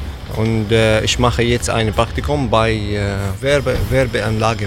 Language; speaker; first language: German; non-native, learner; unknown